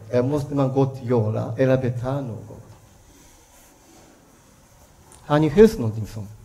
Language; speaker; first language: Swedish; non-native, fluent; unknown